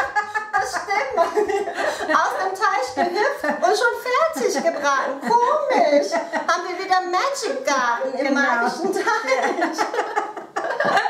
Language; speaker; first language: German; native; German